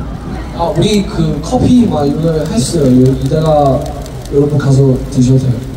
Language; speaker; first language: Korean; non-native, learner; Chinese